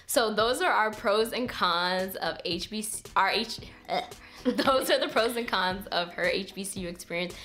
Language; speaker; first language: English; native; English